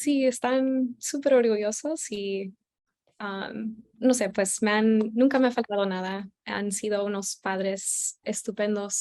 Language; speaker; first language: Spanish; early bilingual, heritage; Spanish